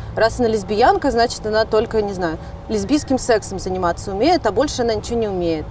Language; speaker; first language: Russian; native; Russian